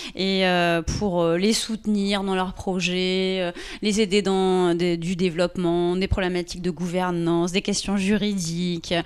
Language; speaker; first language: French; native; French